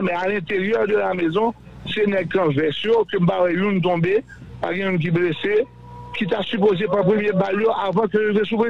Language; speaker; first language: French; non-native, local second language; Haitian Creole